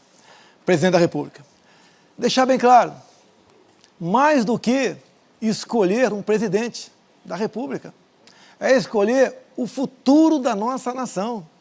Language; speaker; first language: Portuguese; native; Portuguese